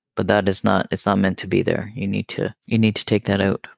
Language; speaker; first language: English; native; English